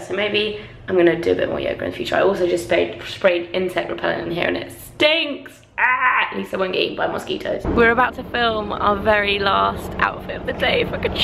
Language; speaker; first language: English; native; English